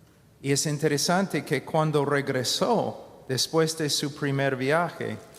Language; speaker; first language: Spanish; non-native, fluent; English